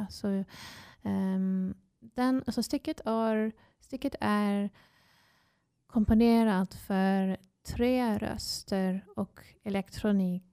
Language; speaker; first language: Swedish; non-native, fluent; English